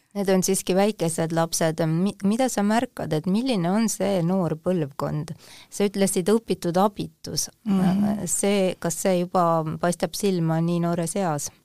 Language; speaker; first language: Estonian; native; Estonian